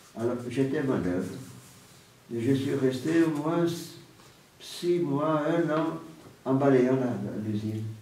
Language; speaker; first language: French; non-native, fluent; Portuguese